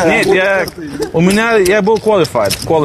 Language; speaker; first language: Russian; non-native, learner; Lithuanian